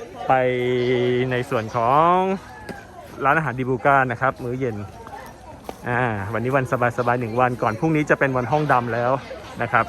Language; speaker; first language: Thai; native; Thai